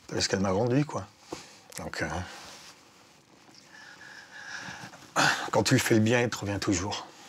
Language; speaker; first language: French; native; French